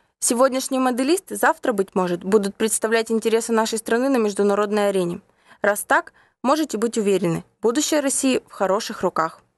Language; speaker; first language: Russian; native; Russian